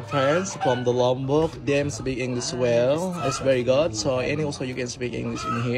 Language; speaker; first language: English; non-native, learner; Sasak